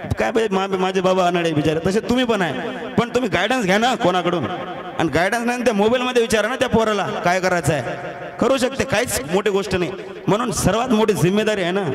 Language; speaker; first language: Marathi; non-native, local second language; Lambadi